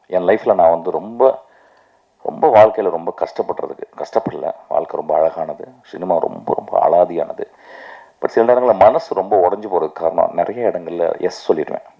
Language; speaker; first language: Tamil; native; Tamil